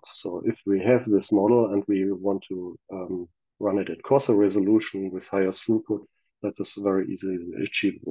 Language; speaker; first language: English; non-native, fluent; German